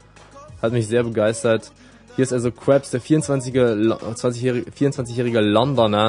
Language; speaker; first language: German; native; German